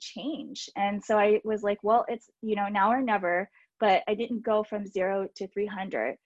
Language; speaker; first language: English; native; English